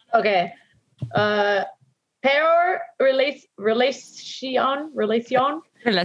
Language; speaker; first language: Spanish; non-native, learner; English